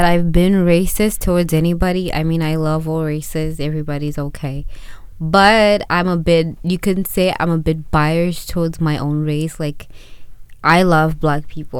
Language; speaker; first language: English; non-native, local second language; Shona